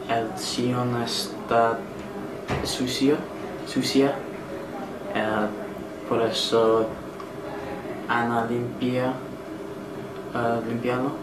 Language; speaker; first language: Spanish; non-native, learner; English